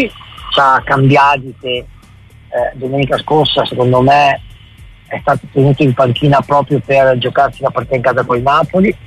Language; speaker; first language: Italian; native; Italian